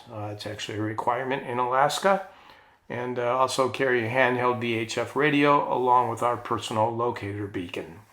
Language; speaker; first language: English; native; English